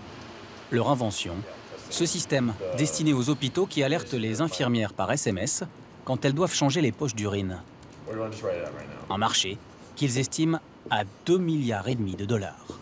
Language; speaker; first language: French; native; French